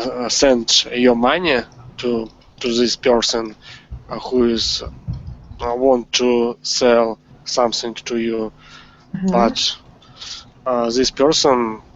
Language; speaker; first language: English; non-native, learner; Russian